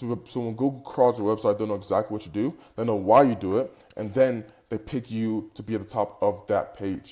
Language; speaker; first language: English; native; English